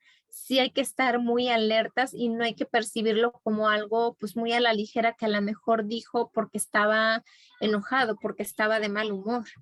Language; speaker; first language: Spanish; native; Spanish